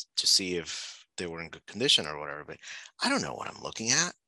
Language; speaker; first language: English; non-native, fluent; Spanish